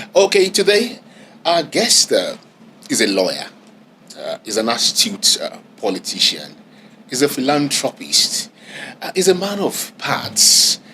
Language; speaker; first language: English; non-native, local second language; Yoruba